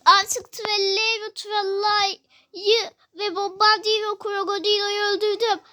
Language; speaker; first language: Turkish; native; Turkish